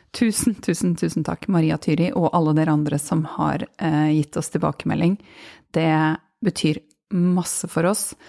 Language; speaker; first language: Norwegian; native; Norwegian